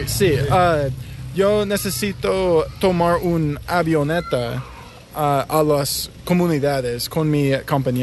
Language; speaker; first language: Spanish; non-native, learner; English